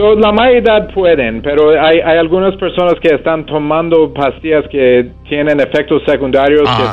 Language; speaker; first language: Spanish; non-native, fluent; English